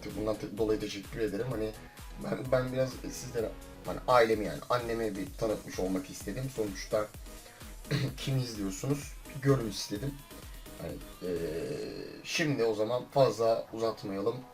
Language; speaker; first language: Turkish; native; Turkish